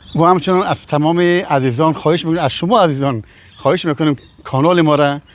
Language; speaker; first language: Persian; native; Persian